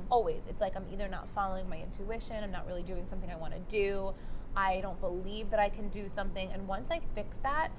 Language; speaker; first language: English; native; English